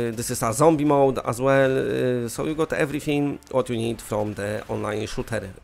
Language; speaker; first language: English; non-native, fluent; Polish